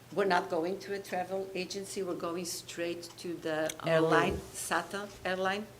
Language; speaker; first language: English; non-native, fluent; Portuguese